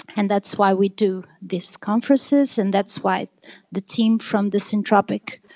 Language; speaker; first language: English; non-native, fluent; Portuguese